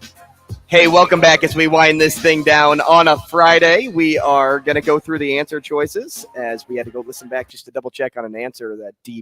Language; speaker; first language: English; native; English